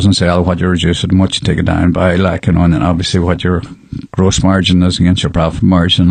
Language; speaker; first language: English; native; English